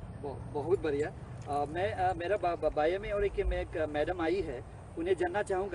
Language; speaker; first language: Hindi; non-native, local second language; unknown